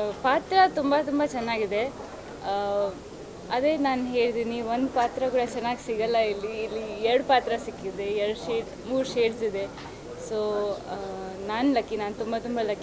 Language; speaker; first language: Kannada; non-native, learner; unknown